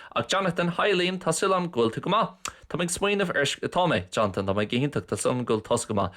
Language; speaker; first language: Irish; non-native, local second language; English